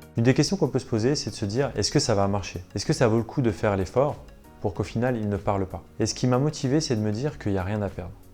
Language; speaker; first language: French; native; French